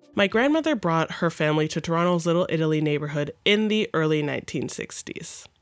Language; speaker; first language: English; native; English